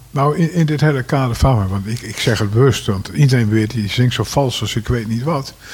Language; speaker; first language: Dutch; native; Dutch